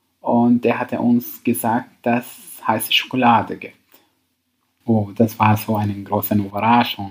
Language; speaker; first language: German; non-native, learner; Arabic